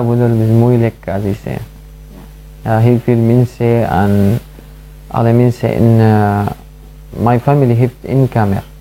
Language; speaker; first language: Dutch; non-native, learner; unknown